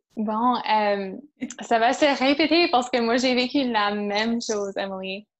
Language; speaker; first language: French; non-native, local second language; English